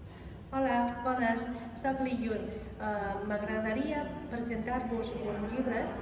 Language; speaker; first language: Catalan; non-native, fluent; Chinese